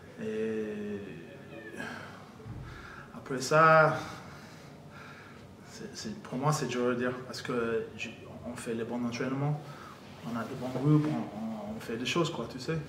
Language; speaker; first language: French; non-native, fluent; English